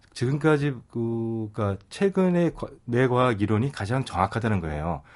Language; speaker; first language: Korean; native; Korean